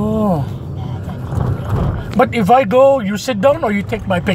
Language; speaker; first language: English; non-native, learner; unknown